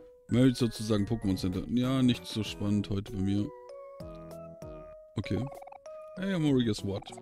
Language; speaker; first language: German; native; German